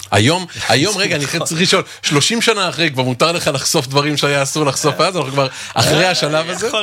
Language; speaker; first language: Hebrew; native; Hebrew